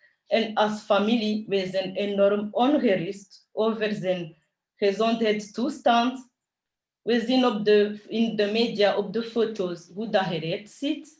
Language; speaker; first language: Dutch; early bilingual, other home language; Kinyarwanda